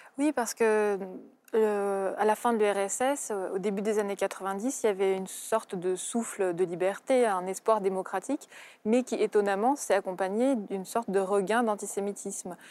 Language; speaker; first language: French; early bilingual, other home language; Russian